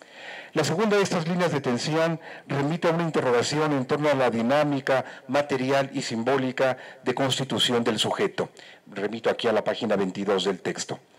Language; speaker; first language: Spanish; native; Spanish